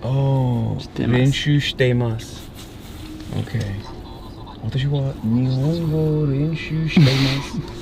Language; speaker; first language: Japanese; non-native, learner; English